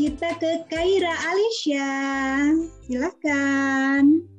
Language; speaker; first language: Indonesian; native; Indonesian